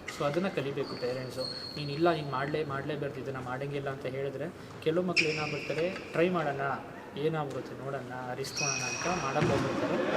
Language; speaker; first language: Kannada; non-native, local second language; Hindi